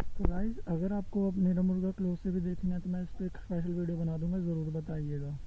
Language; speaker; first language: Hindi; non-native, local second language; Punjabi